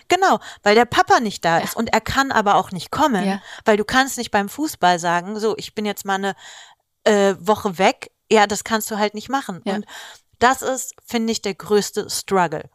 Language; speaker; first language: German; early bilingual, other home language; Greek